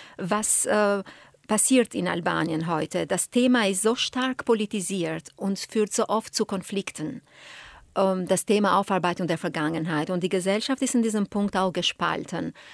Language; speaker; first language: German; non-native, fluent; Albanian